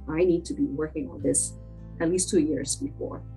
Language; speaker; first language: English; non-native, local second language; Chinese